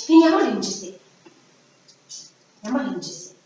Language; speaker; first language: Mongolian; native; Mongolian